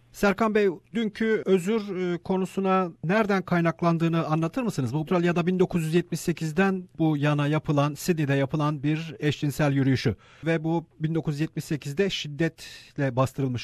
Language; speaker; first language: Turkish; native; Turkish